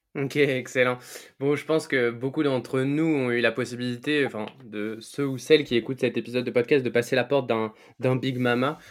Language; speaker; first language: French; native; French